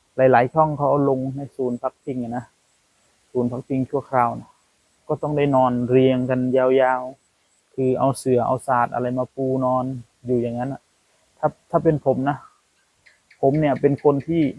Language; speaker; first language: Thai; native; Thai